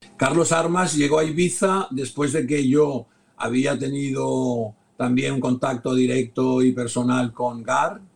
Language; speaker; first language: Spanish; native; Spanish